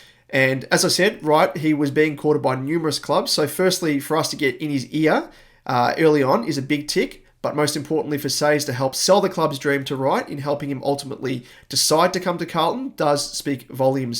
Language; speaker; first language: English; native; English